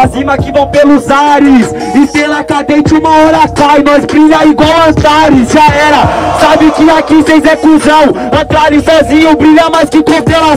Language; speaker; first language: Portuguese; native; Portuguese